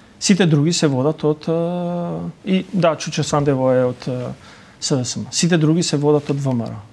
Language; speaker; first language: Macedonian; non-native, local second language; Albanian